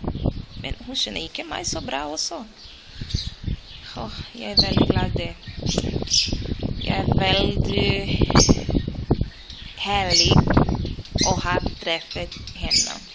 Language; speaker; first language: Norwegian; non-native, learner; Portuguese